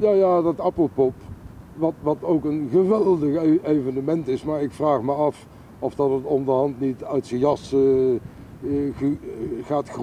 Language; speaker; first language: Dutch; native; Dutch